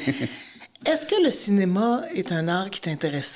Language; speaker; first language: French; native; French